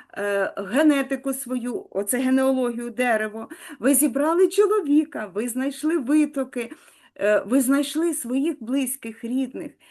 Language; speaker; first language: Ukrainian; native; Ukrainian